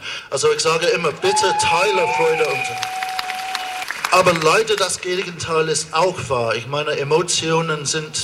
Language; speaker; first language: German; non-native, fluent; English